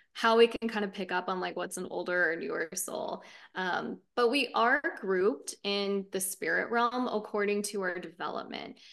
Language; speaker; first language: English; native; English